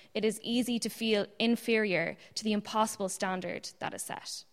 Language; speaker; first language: English; native; English